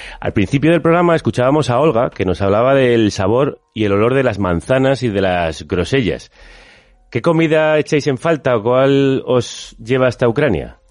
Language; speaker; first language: Spanish; native; Spanish